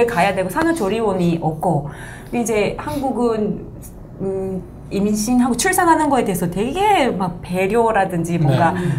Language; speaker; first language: Korean; non-native, fluent; Japanese